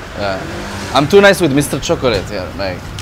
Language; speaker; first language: English; non-native, learner; Arabic